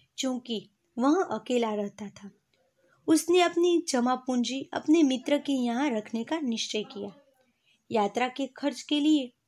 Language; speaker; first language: Hindi; non-native, local second language; Gujarati